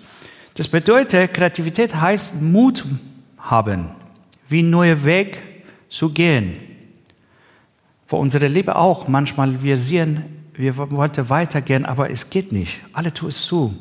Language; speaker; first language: German; non-native, learner; Persian